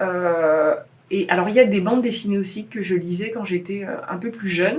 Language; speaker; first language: French; native; French